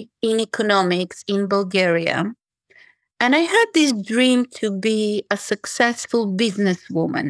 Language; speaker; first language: English; non-native, fluent; Bulgarian